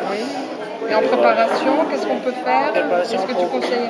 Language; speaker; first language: French; native; French